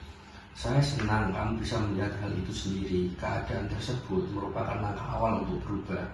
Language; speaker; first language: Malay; non-native, fluent; Indonesian